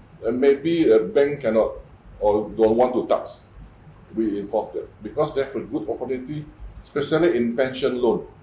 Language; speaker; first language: English; non-native, fluent; Indonesian